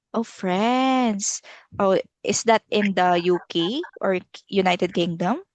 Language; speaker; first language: English; non-native, local second language; Filipino